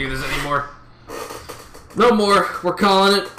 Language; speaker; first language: English; native; English